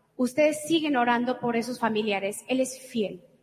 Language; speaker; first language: Spanish; early bilingual, heritage; Spanish